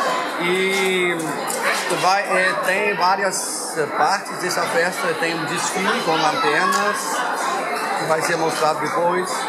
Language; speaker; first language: Portuguese; non-native, fluent; German